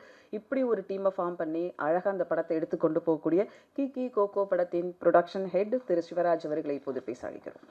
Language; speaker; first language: Tamil; native; Tamil